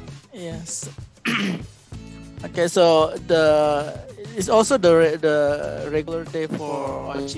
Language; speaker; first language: English; non-native, fluent; Indonesian